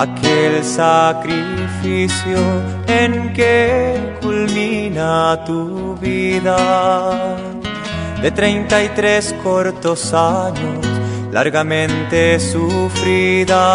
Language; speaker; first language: Spanish; native; Spanish